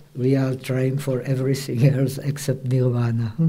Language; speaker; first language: English; non-native, fluent; Czech